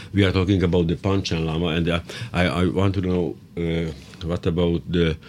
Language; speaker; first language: English; non-native, learner; Hungarian